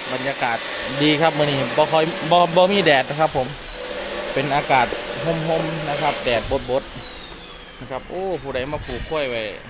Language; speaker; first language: Thai; native; Thai